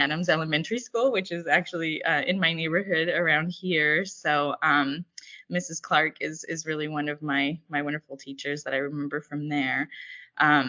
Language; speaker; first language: English; early bilingual, other home language; Spanish